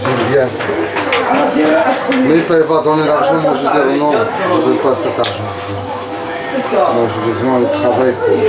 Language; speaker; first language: French; non-native, learner; Arabic